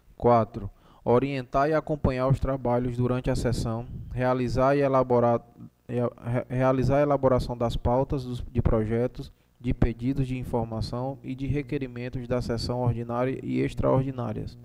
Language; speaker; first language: Portuguese; native; Portuguese